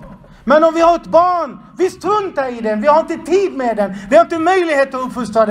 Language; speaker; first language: Swedish; non-native, fluent; Arabic